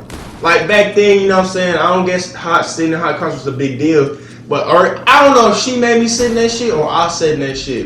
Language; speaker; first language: English; native; English